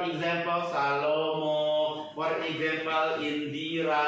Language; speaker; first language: English; non-native, fluent; Indonesian